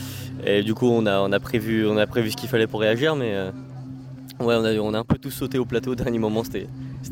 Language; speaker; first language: French; native; French